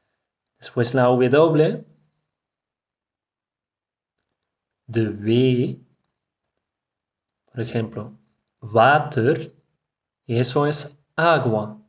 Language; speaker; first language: Spanish; non-native, fluent; Dutch